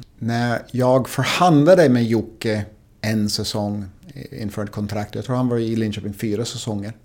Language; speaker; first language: Swedish; non-native, fluent; English